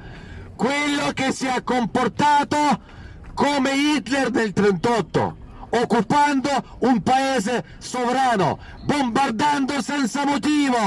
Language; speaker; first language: Italian; non-native, fluent; Ukrainian